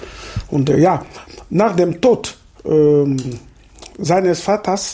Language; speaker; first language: German; non-native, fluent; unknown